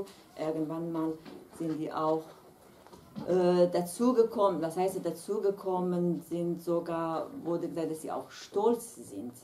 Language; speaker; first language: German; non-native, fluent; Kurdish